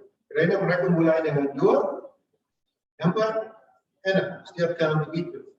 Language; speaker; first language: Indonesian; non-native, fluent; English